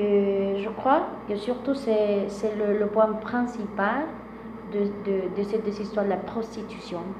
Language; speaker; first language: French; non-native, fluent; Spanish